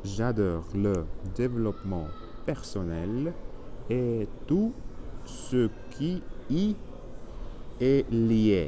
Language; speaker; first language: French; non-native, learner; Spanish